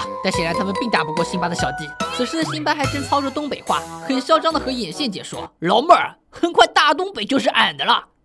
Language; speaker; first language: Chinese; native; Chinese